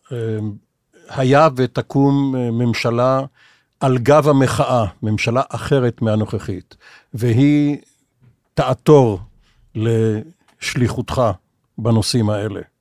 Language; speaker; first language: Hebrew; native; Hebrew